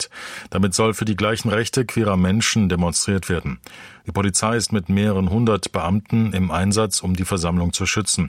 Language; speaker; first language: German; native; German